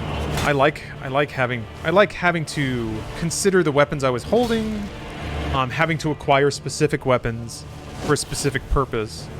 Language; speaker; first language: English; native; English